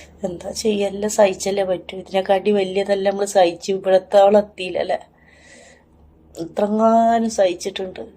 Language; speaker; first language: Malayalam; native; Malayalam